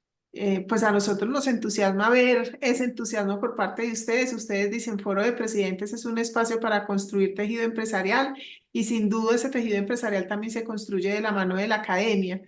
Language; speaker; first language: Spanish; native; Spanish